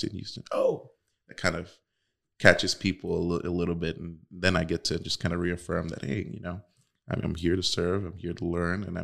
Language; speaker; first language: English; native; English